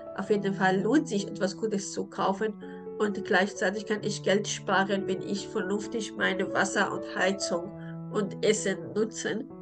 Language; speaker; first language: German; non-native, learner; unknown